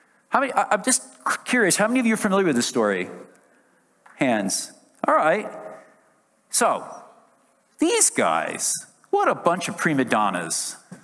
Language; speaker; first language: English; native; English